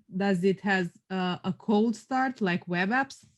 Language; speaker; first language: English; non-native, fluent; Romanian